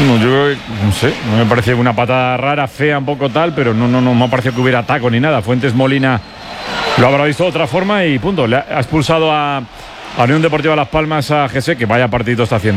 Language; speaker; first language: Spanish; native; Spanish